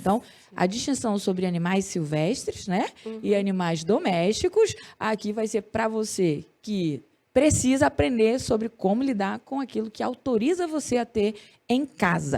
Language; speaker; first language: Portuguese; native; Portuguese